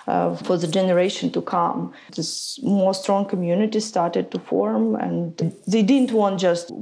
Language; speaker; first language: English; non-native, fluent; Ukrainian